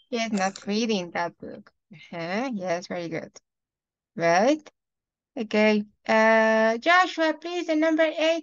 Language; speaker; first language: English; non-native, fluent; Spanish